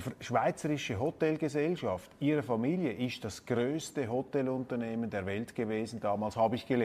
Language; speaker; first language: German; native; German